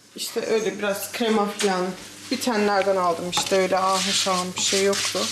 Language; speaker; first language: Turkish; early bilingual, heritage; Turkish